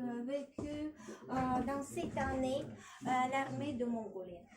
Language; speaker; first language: French; non-native, learner; Russian